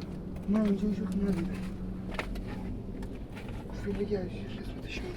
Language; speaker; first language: Persian; native; Persian